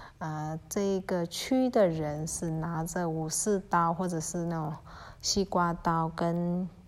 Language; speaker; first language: Chinese; early bilingual, heritage; Chinese